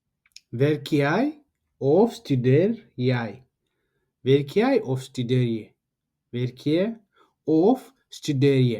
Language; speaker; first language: Dutch; non-native, learner; Tigrinya